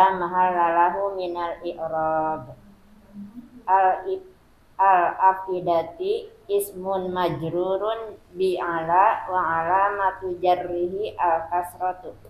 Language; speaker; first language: Arabic; non-native, learner; Indonesian